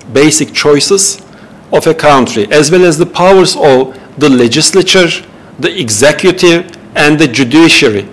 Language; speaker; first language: English; non-native, fluent; Turkish